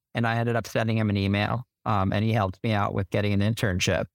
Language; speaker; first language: English; native; English